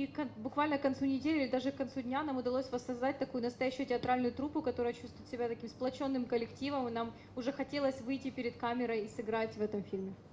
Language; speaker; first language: Russian; native; Russian